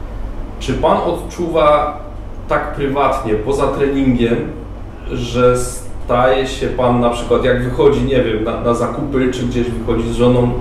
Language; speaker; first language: Polish; native; Polish